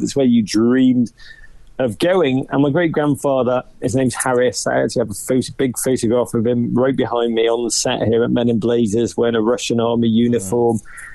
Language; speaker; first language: English; native; English